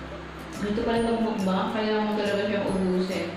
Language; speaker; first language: Filipino; native; Filipino